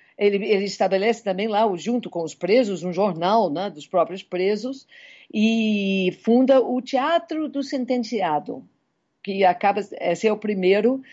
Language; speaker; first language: Portuguese; non-native, fluent; English